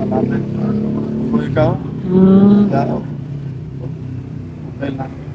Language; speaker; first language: Filipino; non-native, learner; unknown